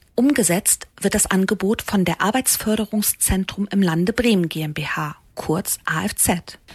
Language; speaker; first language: German; native; German